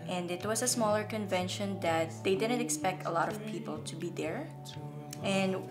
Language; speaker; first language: English; non-native, local second language; Filipino